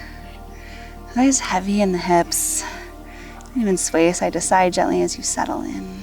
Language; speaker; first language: English; native; English